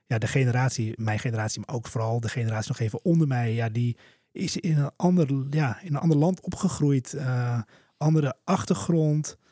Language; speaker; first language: Dutch; native; Dutch